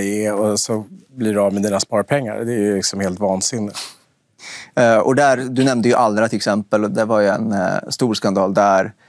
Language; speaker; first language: Swedish; native; Swedish